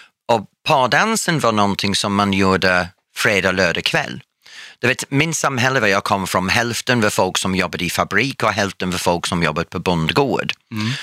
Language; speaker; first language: Swedish; non-native, fluent; English